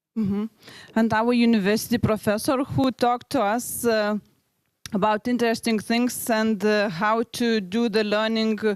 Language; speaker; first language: English; non-native, learner; Lithuanian